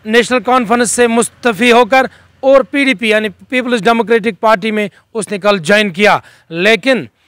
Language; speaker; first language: Hindi; non-native, local second language; Kashmiri